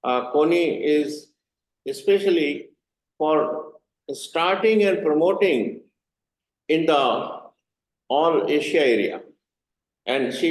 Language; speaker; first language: English; non-native, learner; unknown